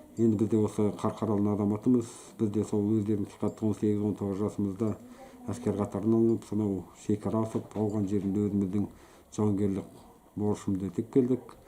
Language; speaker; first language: Kazakh; native; Kazakh